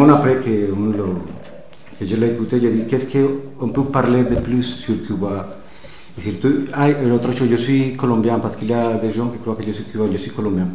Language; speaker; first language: French; non-native, fluent; Spanish